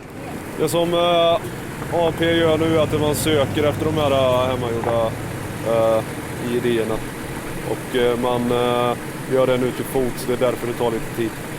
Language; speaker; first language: Swedish; native; Swedish